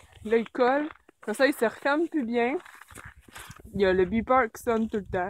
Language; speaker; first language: French; native; French